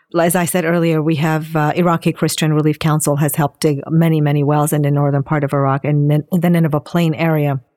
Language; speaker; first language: English; non-native, fluent; Assyrian Neo-Aramaic